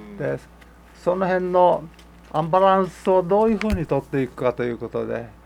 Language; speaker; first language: Japanese; native; Japanese